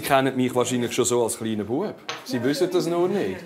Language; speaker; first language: German; native; German